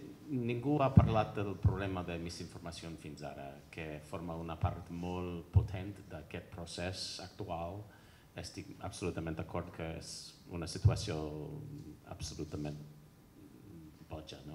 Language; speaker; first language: Catalan; non-native, fluent; English